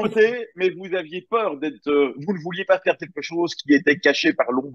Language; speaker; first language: French; native; French